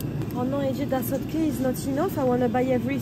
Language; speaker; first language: English; non-native, learner; French